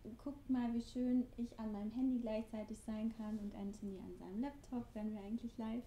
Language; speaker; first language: German; native; German